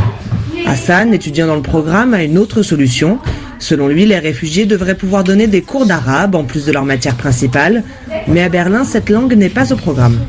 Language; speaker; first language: French; native; French